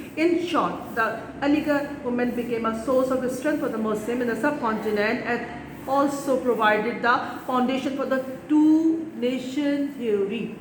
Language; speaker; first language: English; non-native, local second language; Urdu